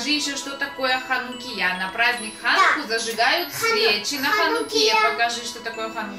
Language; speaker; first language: Russian; native; Russian